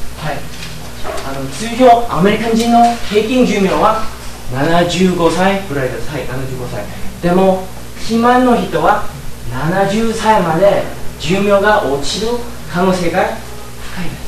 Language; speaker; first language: Japanese; non-native, learner; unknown